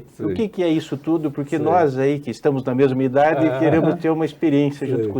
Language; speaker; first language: Portuguese; native; Portuguese